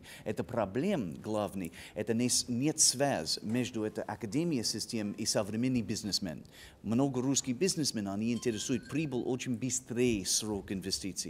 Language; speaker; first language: Russian; non-native, learner; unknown